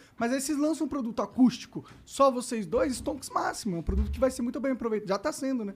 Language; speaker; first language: Portuguese; native; Portuguese